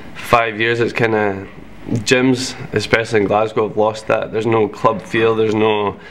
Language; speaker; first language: English; native; English